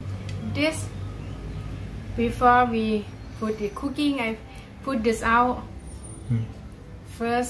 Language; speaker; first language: English; non-native, learner; Lao